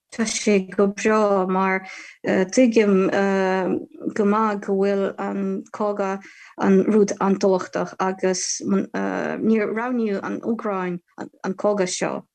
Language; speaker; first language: Irish; non-native, fluent; Ukrainian